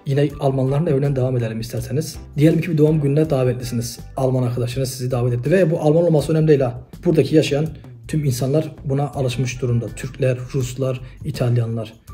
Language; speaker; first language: Turkish; native; Turkish